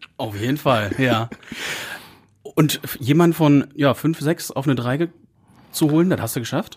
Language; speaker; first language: German; native; German